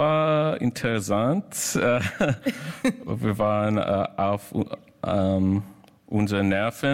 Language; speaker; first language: German; non-native, learner; English